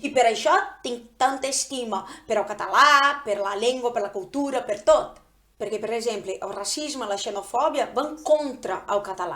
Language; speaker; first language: Catalan; non-native, fluent; Portuguese